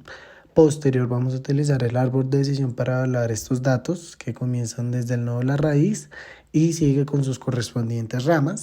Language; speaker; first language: Spanish; native; Spanish